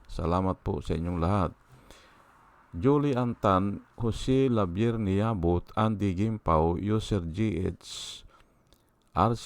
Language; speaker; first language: Filipino; native; Filipino